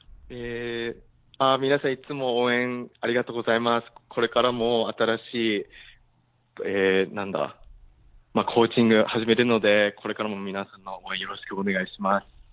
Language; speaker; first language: Japanese; early bilingual, heritage; Japanese